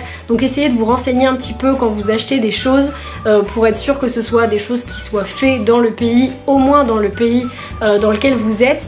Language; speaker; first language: French; native; French